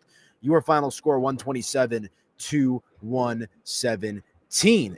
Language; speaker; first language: English; native; English